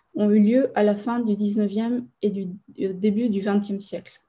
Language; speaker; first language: French; non-native, fluent; Spanish